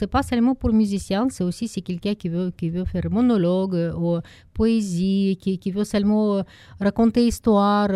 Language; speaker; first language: French; non-native, learner; Russian